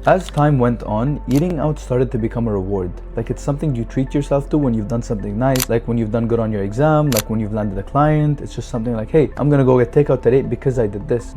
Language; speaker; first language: English; non-native, fluent; Arabic